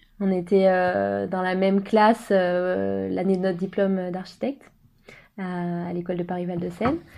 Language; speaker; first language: French; non-native, fluent; Italian